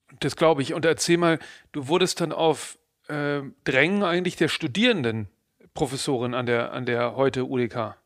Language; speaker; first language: German; native; German